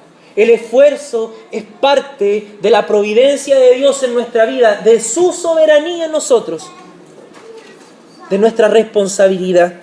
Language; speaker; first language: Spanish; native; Spanish